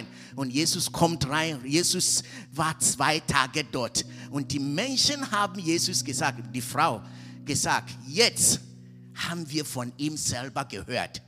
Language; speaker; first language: German; non-native, fluent; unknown